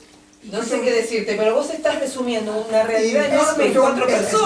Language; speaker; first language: Spanish; native; Spanish